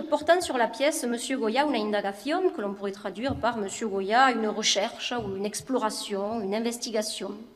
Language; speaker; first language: French; native; French